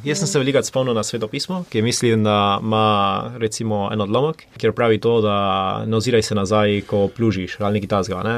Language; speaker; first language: Slovenian; early bilingual, heritage; Slovenian